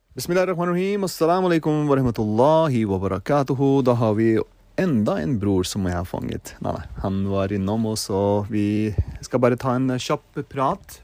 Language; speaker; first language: Norwegian; early bilingual, other home language; Urdu